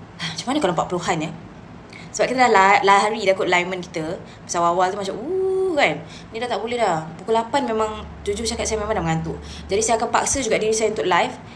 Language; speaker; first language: Malay; native; Malay